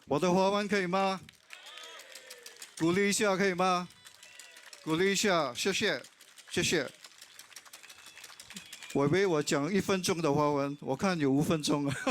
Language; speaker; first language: Chinese; non-native, local second language; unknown